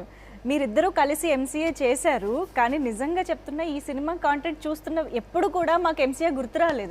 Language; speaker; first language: Telugu; native; Telugu